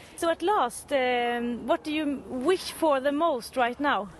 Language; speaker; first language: English; non-native, fluent; Swedish